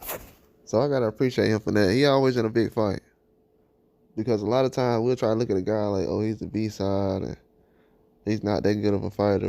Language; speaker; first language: English; native; English